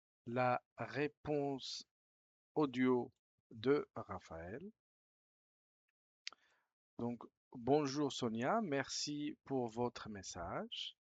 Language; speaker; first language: French; non-native, fluent; Spanish